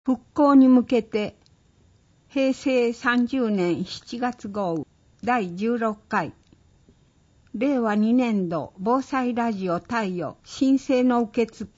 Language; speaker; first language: Japanese; native; Japanese